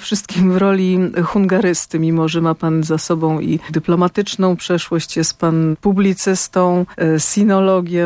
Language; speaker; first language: Polish; native; Polish